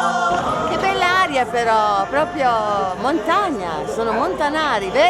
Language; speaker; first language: Italian; native; Italian